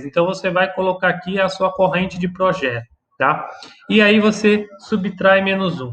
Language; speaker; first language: Portuguese; native; Portuguese